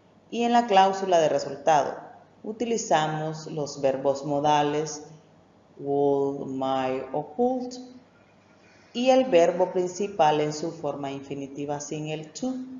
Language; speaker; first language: Spanish; native; Spanish